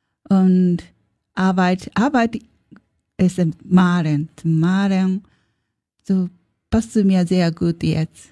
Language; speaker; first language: German; non-native, learner; Japanese